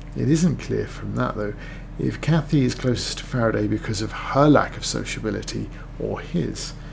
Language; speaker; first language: English; native; English